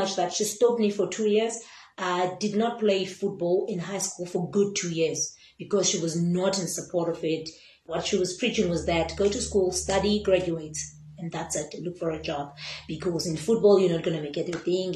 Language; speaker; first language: English; non-native, local second language; Xhosa